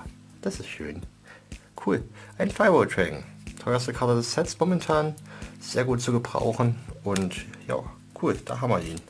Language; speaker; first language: German; native; German